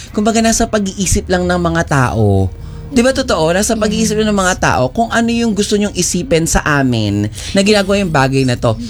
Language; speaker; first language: Filipino; native; Filipino